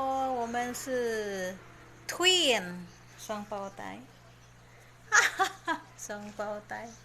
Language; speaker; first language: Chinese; non-native, fluent; Filipino